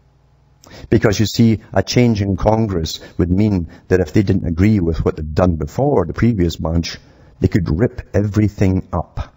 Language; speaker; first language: English; native; English